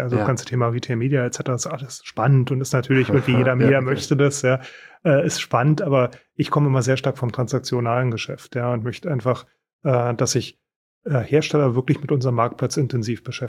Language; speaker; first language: German; native; German